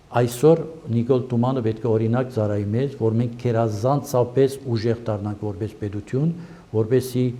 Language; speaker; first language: Armenian; early bilingual, heritage; Armenian